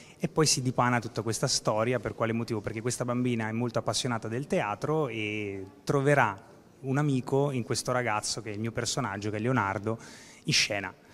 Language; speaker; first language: Italian; native; Italian